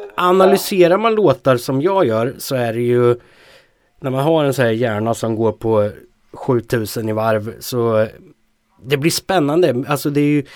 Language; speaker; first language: Swedish; native; Swedish